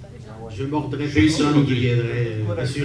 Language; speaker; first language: French; native; French